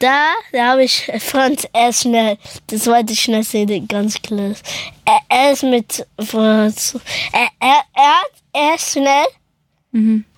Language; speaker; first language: German; early bilingual, other home language; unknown